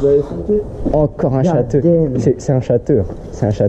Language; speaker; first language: French; native; French